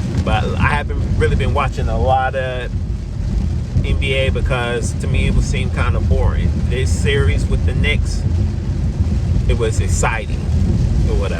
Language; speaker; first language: English; native; English